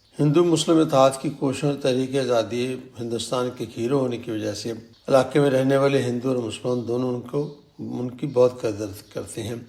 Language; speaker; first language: Urdu; native; Urdu